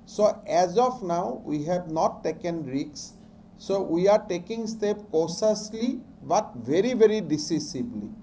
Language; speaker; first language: English; non-native, local second language; Assamese